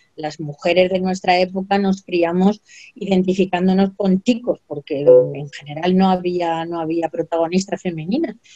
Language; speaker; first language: Spanish; native; Spanish